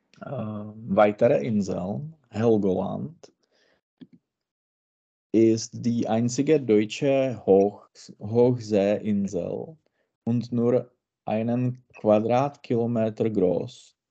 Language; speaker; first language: German; non-native, learner; Czech